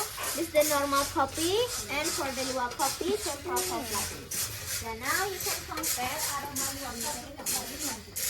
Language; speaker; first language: English; non-native, fluent; Indonesian